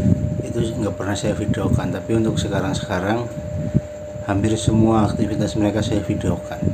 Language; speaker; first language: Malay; non-native, local second language; Javanese